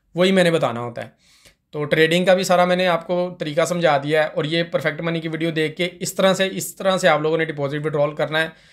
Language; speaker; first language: Urdu; non-native, local second language; Punjabi